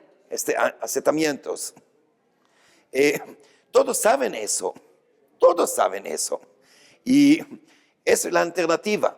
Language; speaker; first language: Spanish; non-native, fluent; Hebrew